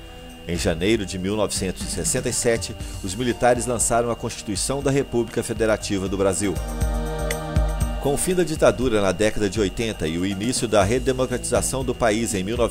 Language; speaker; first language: Portuguese; native; Portuguese